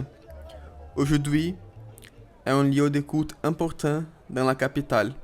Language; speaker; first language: French; non-native, learner; Portuguese